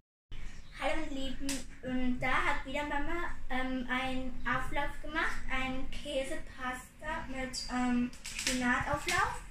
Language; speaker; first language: German; early bilingual, other home language; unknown